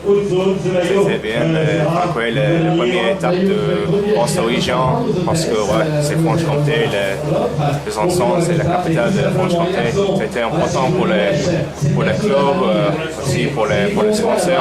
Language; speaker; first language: French; non-native, learner; English